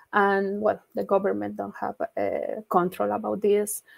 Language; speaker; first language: English; non-native, learner; Spanish